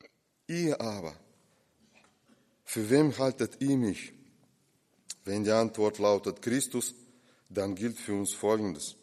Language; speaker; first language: German; non-native, fluent; Russian